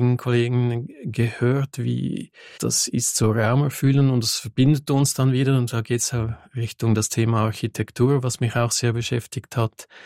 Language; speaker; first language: German; non-native, fluent; French